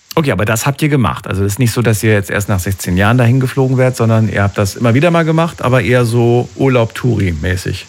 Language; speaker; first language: German; native; German